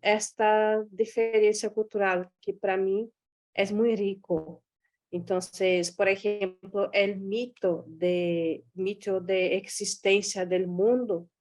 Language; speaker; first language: Spanish; non-native, fluent; Guarani